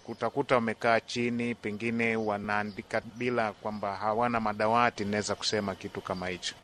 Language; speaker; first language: Swahili; non-native, local second language; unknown